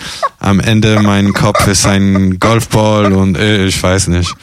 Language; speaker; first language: German; non-native, fluent; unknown